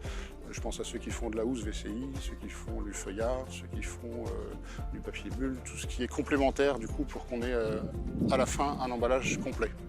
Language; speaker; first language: French; native; French